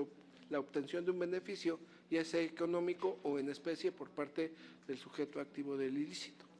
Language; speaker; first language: Spanish; native; Spanish